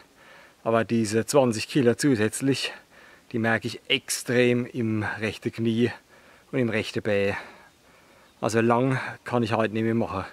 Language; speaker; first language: German; native; German